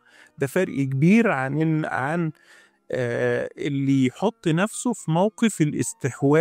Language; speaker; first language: Arabic; native; Arabic